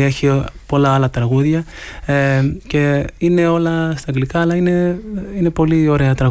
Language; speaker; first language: Greek; early bilingual, heritage; Greek